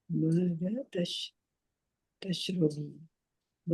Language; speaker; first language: Arabic; non-native, learner; Malay